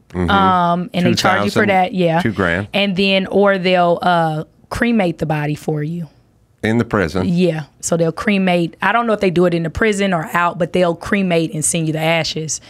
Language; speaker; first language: English; native; English